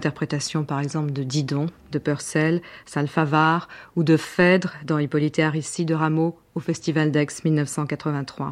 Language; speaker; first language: French; native; French